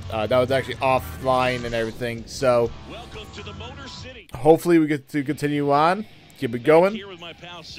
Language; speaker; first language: English; native; English